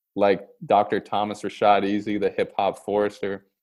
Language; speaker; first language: English; native; English